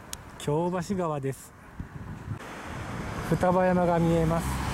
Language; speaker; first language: Japanese; native; Japanese